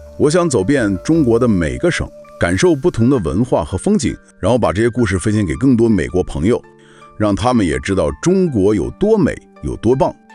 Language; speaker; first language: Chinese; non-native, fluent; English